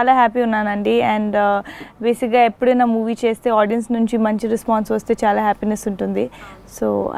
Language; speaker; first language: Telugu; non-native, local second language; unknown